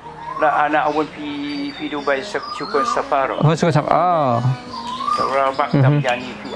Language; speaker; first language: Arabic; non-native, learner; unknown